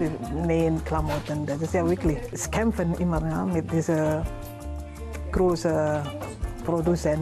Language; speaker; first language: German; non-native, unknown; Indonesian